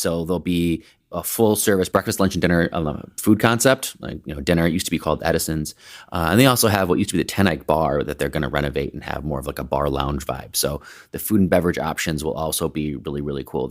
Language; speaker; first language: English; native; English